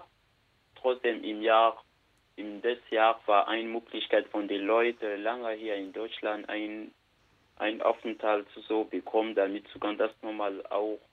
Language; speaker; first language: German; non-native, learner; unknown